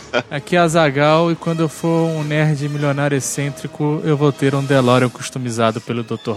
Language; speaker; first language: Portuguese; native; Portuguese